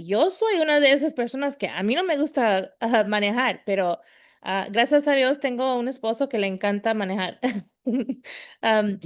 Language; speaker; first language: Spanish; early bilingual, heritage; Spanish